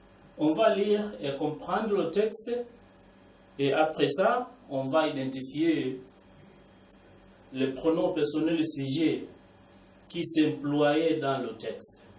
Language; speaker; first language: French; non-native, learner; Swahili